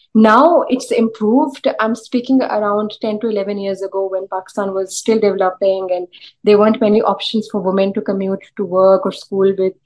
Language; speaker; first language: English; early bilingual, other home language; Urdu